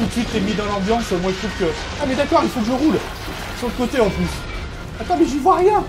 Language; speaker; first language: French; native; French